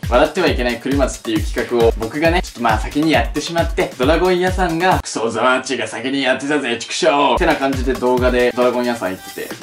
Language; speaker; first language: Japanese; native; Japanese